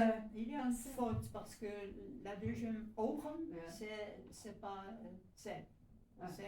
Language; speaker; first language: French; non-native, fluent; Dutch